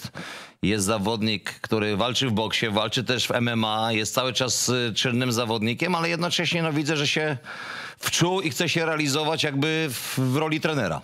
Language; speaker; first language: Polish; native; Polish